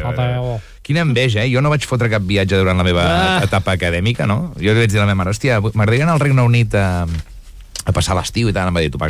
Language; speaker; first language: Catalan; native; Catalan